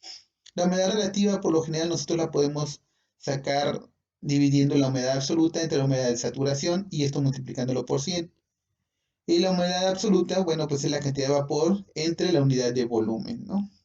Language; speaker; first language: Spanish; native; Spanish